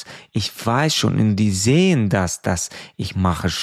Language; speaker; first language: German; non-native, fluent; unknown